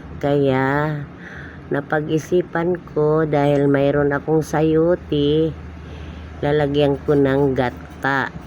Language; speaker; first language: Filipino; non-native, local second language; Hiligaynon